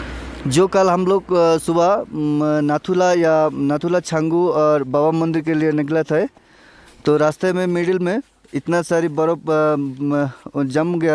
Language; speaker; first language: Hindi; non-native, local second language; Bangla